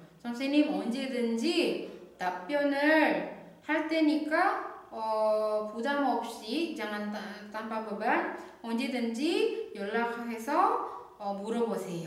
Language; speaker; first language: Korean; non-native, fluent; Indonesian